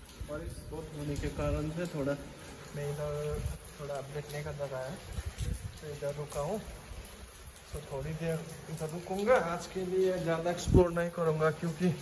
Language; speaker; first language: Hindi; non-native, local second language; Nepali